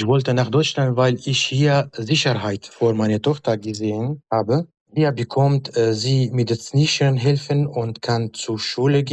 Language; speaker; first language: German; non-native, learner; Arabic